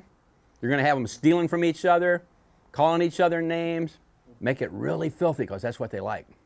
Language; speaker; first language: English; native; English